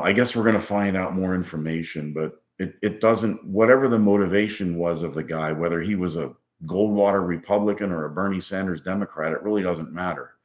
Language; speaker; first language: English; native; English